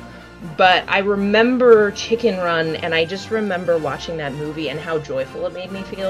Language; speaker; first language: English; native; English